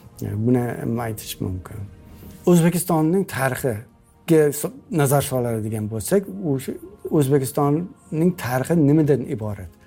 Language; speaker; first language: Uzbek; non-native, fluent; English